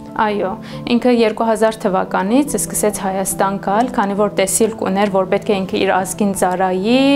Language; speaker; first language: Armenian; early bilingual, heritage; Armenian